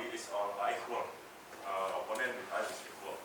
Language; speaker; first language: English; non-native, fluent; Indonesian